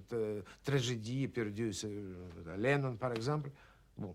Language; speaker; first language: French; non-native, learner; Russian